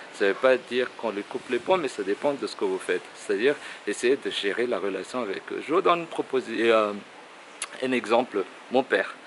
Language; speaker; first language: French; non-native, local second language; Malagasy